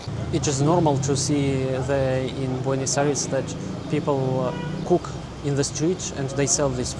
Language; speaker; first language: English; non-native, learner; Russian